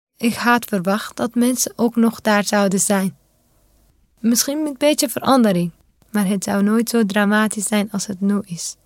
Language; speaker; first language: Dutch; non-native, fluent; Kurdish